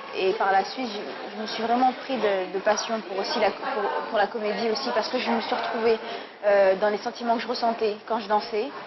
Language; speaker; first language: French; early bilingual, other home language; Arabic